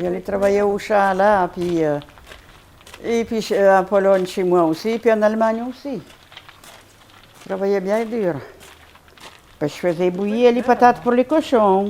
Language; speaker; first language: French; non-native, fluent; Polish